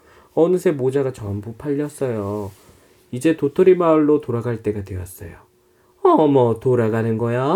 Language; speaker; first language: Korean; native; Korean